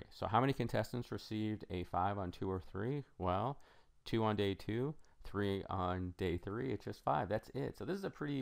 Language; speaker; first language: English; native; English